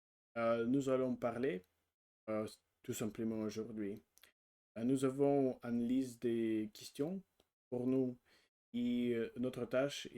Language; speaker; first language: French; non-native, learner; Russian